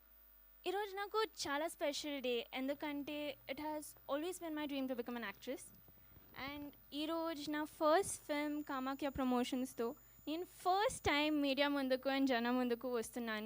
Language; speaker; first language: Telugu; non-native, learner; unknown